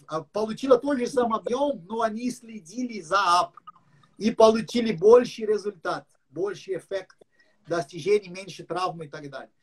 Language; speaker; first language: Russian; non-native, learner; English